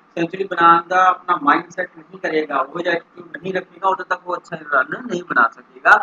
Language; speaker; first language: Hindi; non-native, local second language; Punjabi